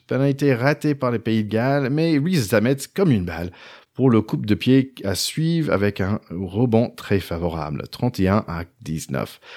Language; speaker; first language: French; non-native, fluent; English